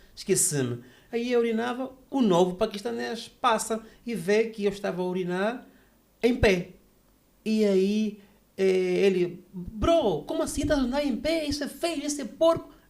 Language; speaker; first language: Portuguese; native; Portuguese